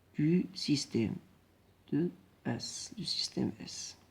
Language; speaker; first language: French; non-native, local second language; Arabic